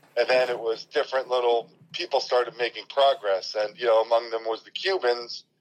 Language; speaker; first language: English; native; English